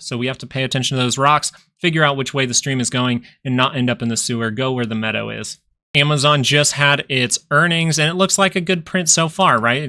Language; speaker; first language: English; native; English